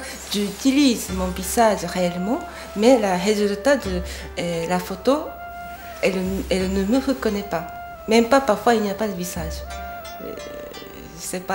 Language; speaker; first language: French; non-native, fluent; Japanese